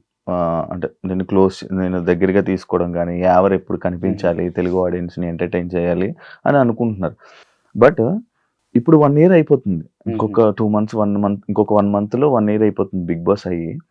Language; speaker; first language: Telugu; native; Telugu